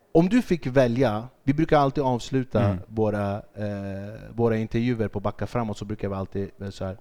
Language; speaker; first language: Swedish; early bilingual, other home language; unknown